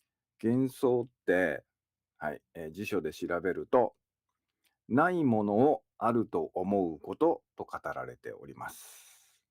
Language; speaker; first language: Japanese; native; Japanese